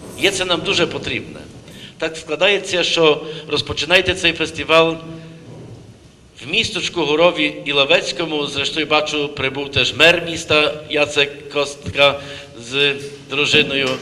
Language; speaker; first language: Ukrainian; early bilingual, heritage; Ukrainian